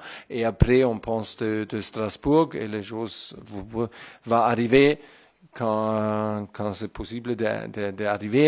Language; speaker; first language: French; non-native, fluent; German